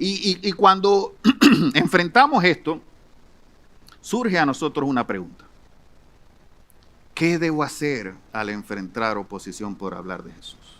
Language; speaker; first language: Spanish; native; Spanish